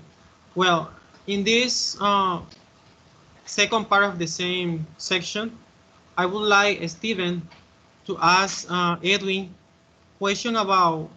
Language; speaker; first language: English; non-native, fluent; Spanish